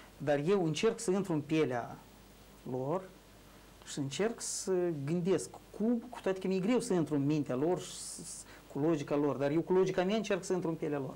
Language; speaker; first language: Romanian; native; Romanian